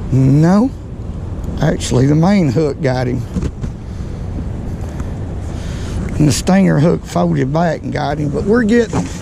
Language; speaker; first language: English; native; English